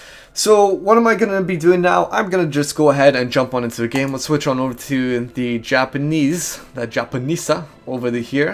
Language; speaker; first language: English; native; English